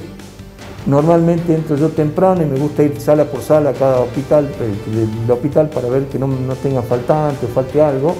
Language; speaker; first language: Spanish; native; Spanish